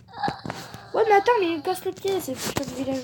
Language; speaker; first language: French; native; French